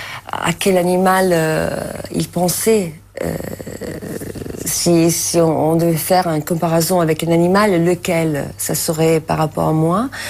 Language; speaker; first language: French; non-native, fluent; Italian